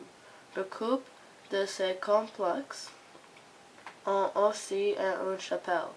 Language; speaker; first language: French; non-native, learner; English